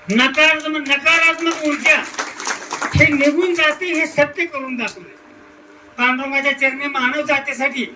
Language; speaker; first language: Marathi; native; Marathi